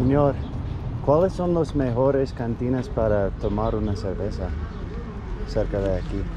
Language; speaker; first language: Spanish; non-native, learner; English